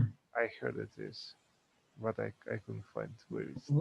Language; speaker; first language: English; non-native, learner; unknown